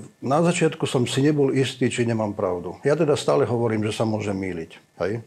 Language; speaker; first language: Slovak; native; Slovak